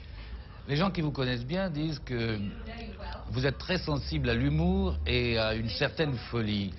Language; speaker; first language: French; native; French